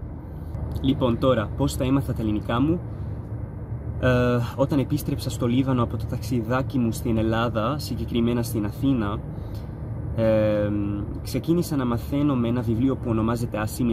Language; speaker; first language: Greek; non-native, fluent; Arabic